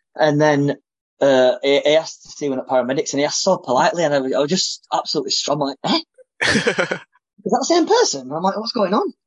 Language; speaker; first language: English; native; English